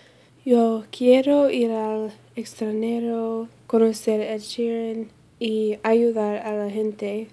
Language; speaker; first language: Spanish; non-native, learner; English